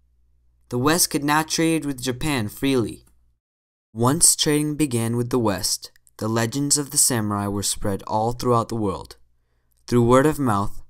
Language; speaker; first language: English; native; English